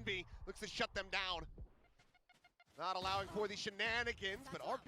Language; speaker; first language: English; native; English